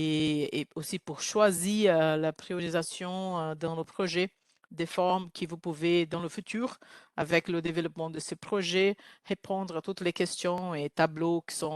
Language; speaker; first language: French; non-native, learner; Portuguese